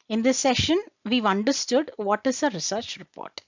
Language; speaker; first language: English; non-native, local second language; Kannada